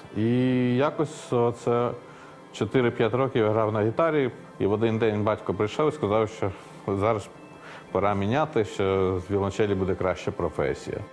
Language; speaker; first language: Ukrainian; early bilingual, heritage; Finnish